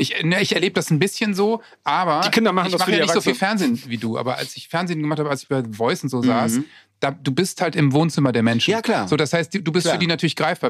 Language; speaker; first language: German; native; German